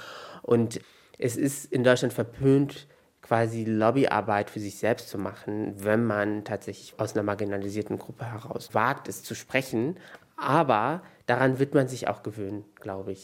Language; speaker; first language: German; native; German